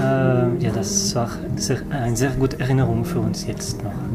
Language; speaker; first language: German; non-native, learner; French